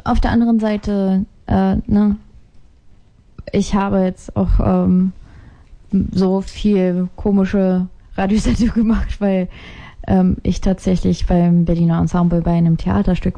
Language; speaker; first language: German; native; German